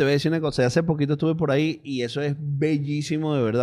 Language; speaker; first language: Spanish; native; Spanish